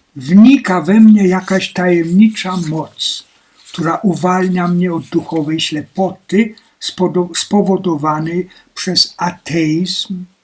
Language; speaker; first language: Polish; native; Polish